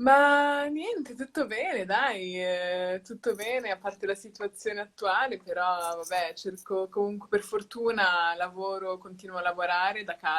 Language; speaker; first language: Italian; early bilingual, other home language; Arabic